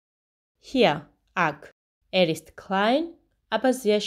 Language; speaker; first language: German; non-native, fluent; Georgian